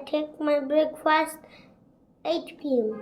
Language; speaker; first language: English; non-native, learner; Bangla